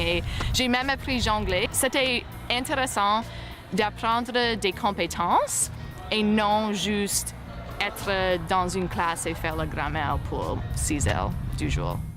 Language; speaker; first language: French; non-native, fluent; English